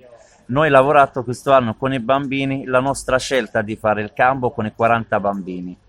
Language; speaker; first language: Italian; non-native, learner; Arabic